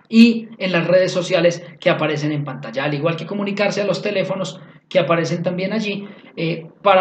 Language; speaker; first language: Spanish; native; Spanish